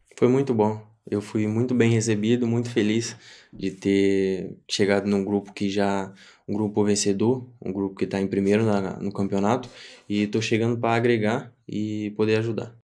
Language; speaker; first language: Portuguese; native; Portuguese